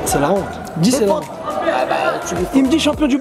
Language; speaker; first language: French; native; French